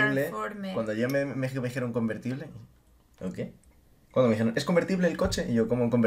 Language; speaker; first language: Spanish; native; Spanish